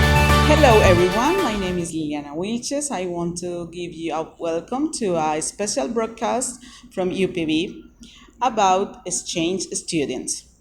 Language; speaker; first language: English; non-native, learner; Spanish